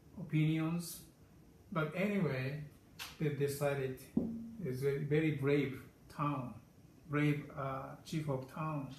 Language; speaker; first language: English; non-native, learner; Japanese